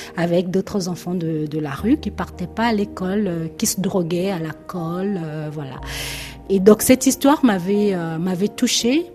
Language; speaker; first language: French; non-native, local second language; Lingala